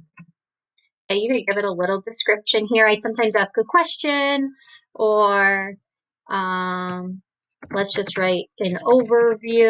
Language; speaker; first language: English; native; English